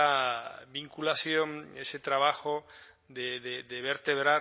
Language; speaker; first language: Spanish; native; Spanish